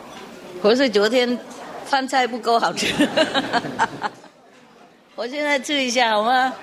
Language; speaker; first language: Chinese; non-native, fluent; Vietnamese